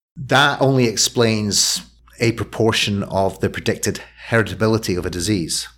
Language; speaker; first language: English; native; English